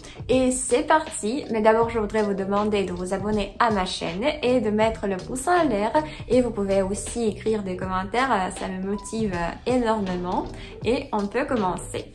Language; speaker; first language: French; non-native, fluent; Russian